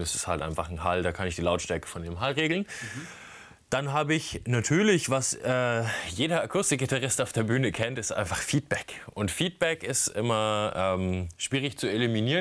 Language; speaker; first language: German; native; German